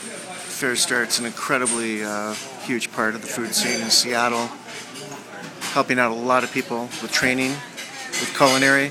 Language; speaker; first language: English; native; English